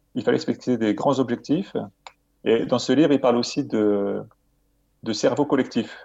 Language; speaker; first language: French; native; French